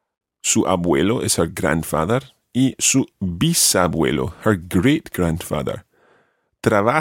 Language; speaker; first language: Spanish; non-native, fluent; English